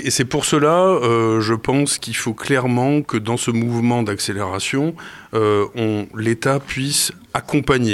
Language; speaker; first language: French; native; French